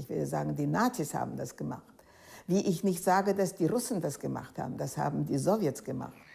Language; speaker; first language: German; non-native, fluent; Lithuanian